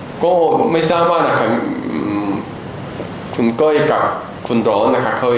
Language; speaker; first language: Thai; non-native, fluent; Korean